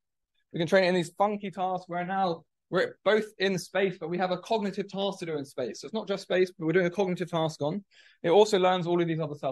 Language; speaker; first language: English; native; English